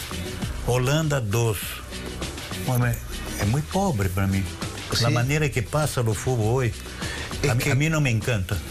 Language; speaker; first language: Spanish; non-native, fluent; Portuguese